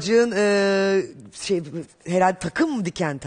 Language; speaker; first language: Turkish; native; Turkish